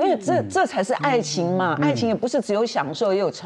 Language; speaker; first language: Chinese; native; Chinese